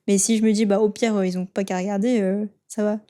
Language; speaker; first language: French; native; French